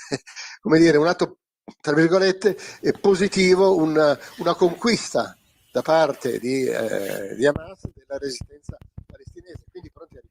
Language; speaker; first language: Italian; native; Italian